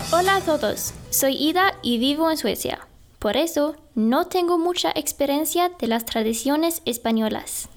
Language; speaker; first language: Spanish; non-native, learner; Swedish